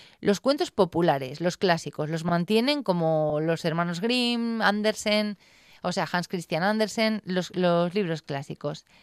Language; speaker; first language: Spanish; native; Spanish